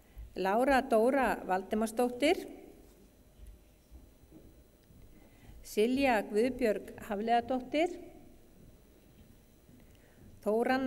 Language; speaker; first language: Icelandic; native; Icelandic